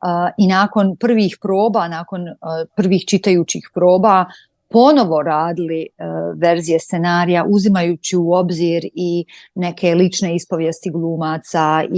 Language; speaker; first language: Croatian; native; Croatian